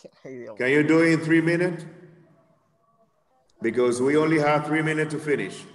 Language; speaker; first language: English; non-native, fluent; Spanish